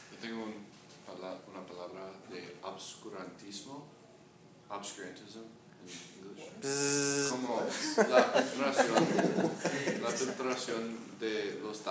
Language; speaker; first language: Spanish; non-native, learner; English